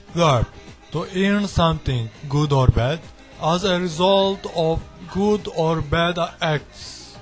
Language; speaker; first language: English; non-native, learner; Turkish